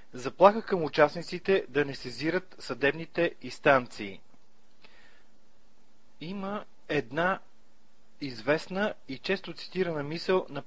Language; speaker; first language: Bulgarian; native; Bulgarian